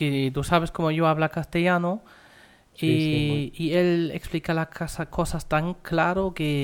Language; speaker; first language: Spanish; non-native, fluent; German